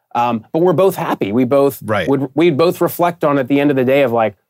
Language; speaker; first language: English; native; English